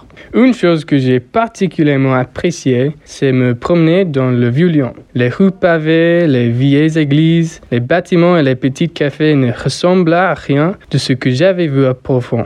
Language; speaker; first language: French; non-native, fluent; English